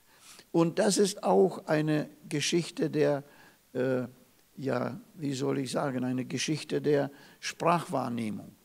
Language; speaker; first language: German; non-native, fluent; Russian